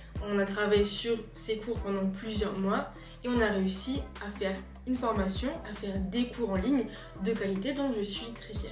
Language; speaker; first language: French; native; French